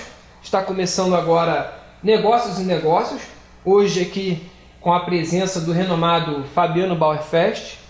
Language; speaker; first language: Portuguese; native; Portuguese